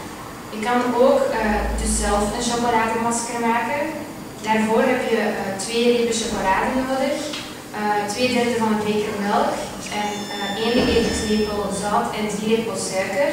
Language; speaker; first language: Dutch; native; Dutch